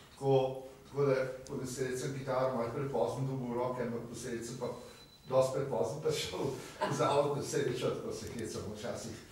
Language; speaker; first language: Slovenian; native; Slovenian